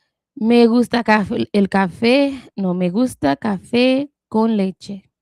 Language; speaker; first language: Spanish; non-native, learner; English